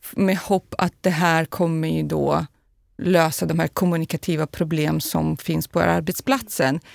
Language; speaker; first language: Swedish; non-native, fluent; Russian